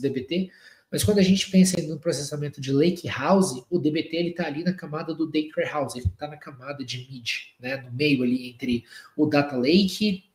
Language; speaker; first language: Portuguese; native; Portuguese